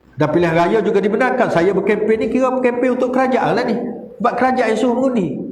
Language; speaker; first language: Malay; native; Malay